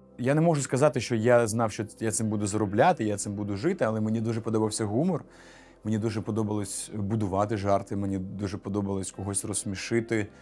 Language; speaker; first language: Ukrainian; non-native, local second language; Russian